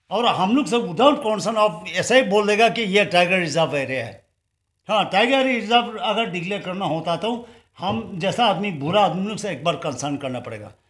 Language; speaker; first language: Hindi; non-native, local second language; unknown